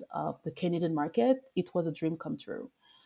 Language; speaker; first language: English; non-native, fluent; French